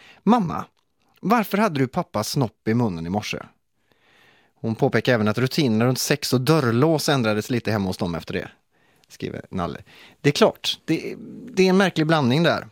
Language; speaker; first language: Swedish; native; Swedish